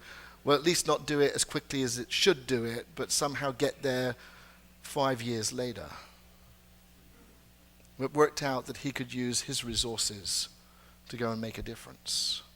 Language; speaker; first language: English; native; English